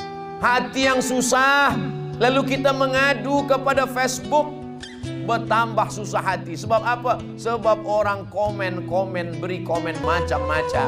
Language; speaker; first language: Malay; native; Malay